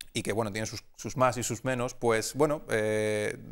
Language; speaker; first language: Spanish; native; Spanish